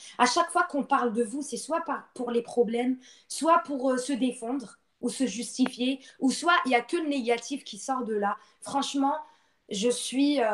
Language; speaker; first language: French; non-native, local second language; Arabic